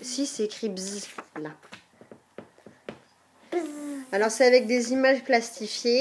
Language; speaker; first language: French; native; French